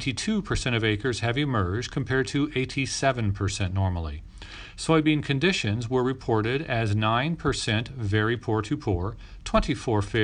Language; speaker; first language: English; native; English